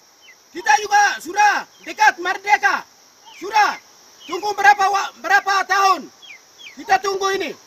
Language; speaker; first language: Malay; non-native, local second language; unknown